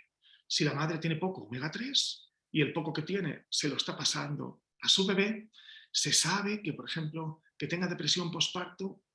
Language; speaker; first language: Spanish; native; Spanish